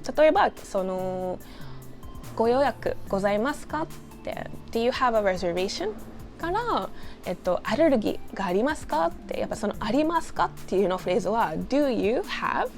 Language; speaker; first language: Japanese; non-native, fluent; English